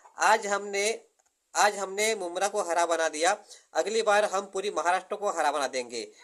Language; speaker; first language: Hindi; non-native, local second language; Marathi